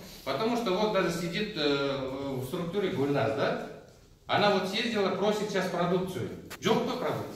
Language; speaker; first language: Russian; non-native, local second language; Kazakh